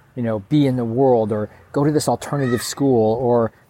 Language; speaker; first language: English; native; English